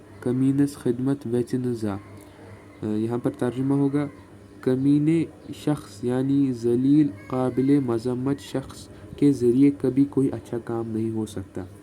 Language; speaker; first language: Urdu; non-native, local second language; Kashmiri